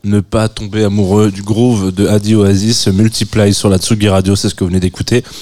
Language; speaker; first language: French; native; French